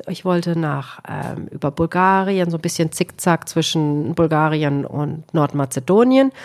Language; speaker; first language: German; native; German